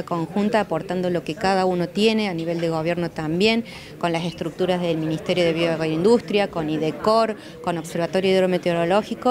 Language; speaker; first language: Spanish; native; Spanish